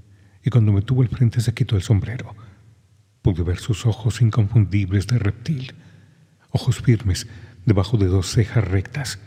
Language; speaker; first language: Spanish; native; Spanish